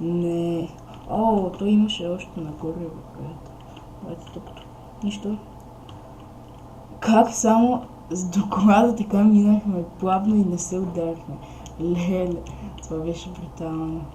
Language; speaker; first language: Bulgarian; native; Bulgarian